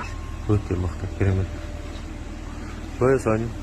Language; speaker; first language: Korean; non-native, learner; Kazakh